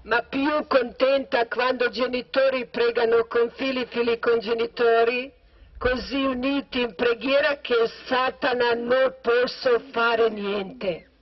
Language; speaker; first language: Italian; non-native, learner; Croatian